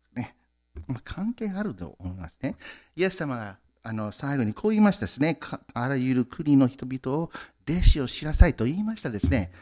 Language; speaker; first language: Japanese; non-native, fluent; English